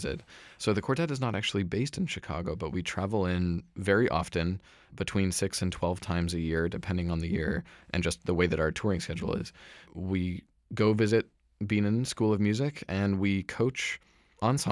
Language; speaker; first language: English; native; English